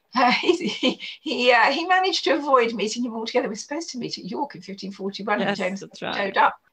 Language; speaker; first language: English; native; English